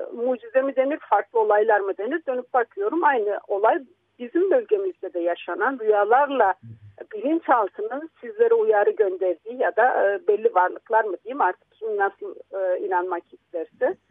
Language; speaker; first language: Turkish; native; Turkish